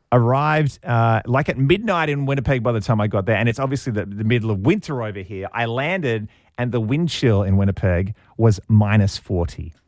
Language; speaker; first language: English; native; English